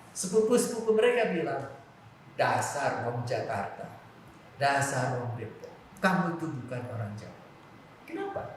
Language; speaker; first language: Indonesian; non-native, local second language; Javanese